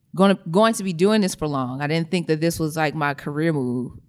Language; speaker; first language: English; native; English